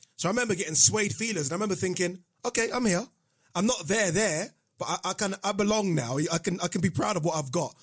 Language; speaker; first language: English; non-native, local second language; Yoruba